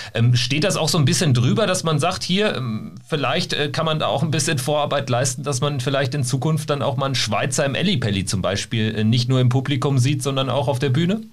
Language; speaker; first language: German; native; German